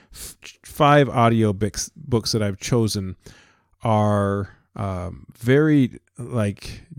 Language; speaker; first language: English; native; English